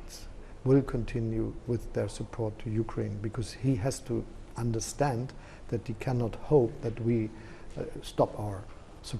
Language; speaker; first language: English; non-native, fluent; German